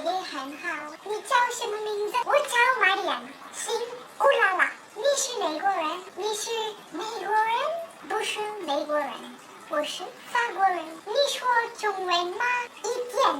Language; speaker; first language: Chinese; non-native, learner; French